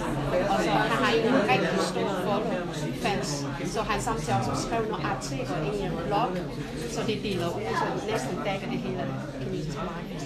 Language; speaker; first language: Danish; non-native, fluent; Chinese